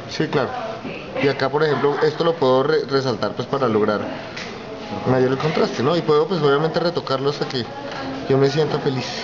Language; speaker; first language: Spanish; native; Spanish